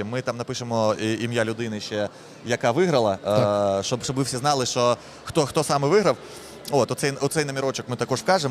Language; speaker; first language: Ukrainian; native; Ukrainian